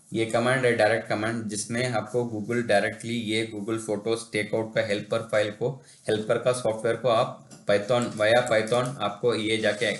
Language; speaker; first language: Hindi; non-native, local second language; Tamil